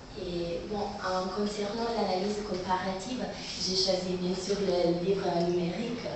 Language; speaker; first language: French; non-native, learner; Italian